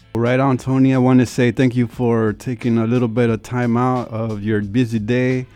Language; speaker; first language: English; early bilingual, other home language; Spanish